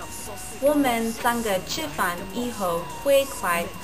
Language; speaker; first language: Chinese; non-native, learner; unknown